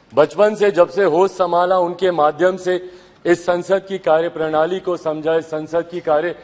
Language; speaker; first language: Hindi; native; Hindi